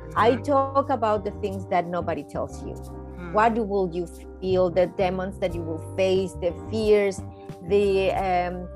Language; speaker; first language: English; non-native, fluent; Spanish